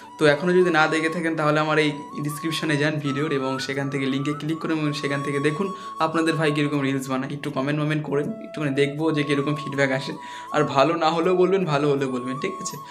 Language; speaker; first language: Bangla; native; Bangla